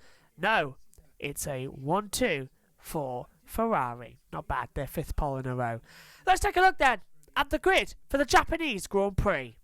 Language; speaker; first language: English; native; English